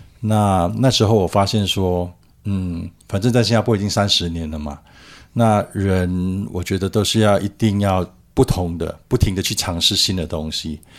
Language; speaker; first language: Chinese; native; Chinese